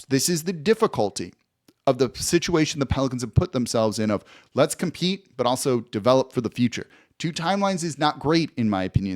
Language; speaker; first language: English; native; English